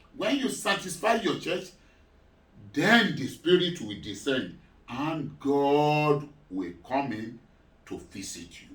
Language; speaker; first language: English; non-native, local second language; Yoruba